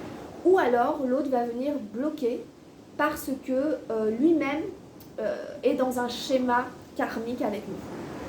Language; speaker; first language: French; native; French